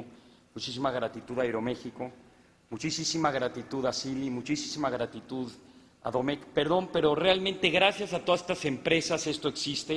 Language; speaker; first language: Spanish; native; Spanish